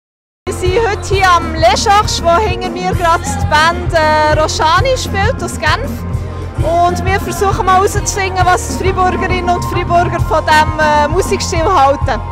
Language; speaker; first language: German; native; German